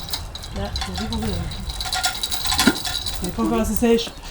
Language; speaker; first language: French; native; French